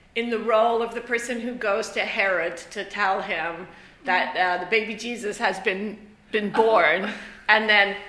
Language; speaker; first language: English; native; English